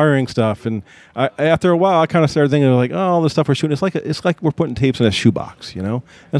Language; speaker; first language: English; native; English